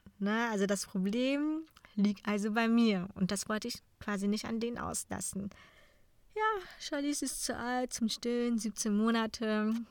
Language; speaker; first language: German; non-native, fluent; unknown